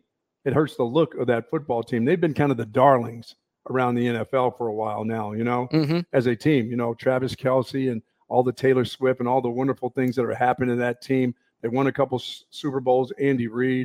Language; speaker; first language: English; native; English